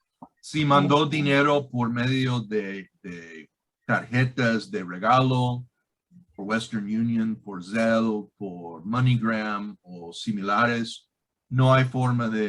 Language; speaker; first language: Spanish; non-native, fluent; English